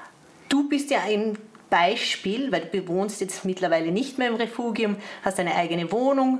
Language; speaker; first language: German; native; German